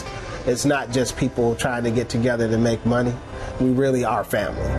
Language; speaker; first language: English; native; English